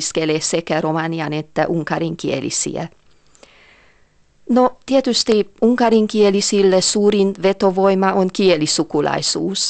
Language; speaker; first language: Finnish; non-native, fluent; Hungarian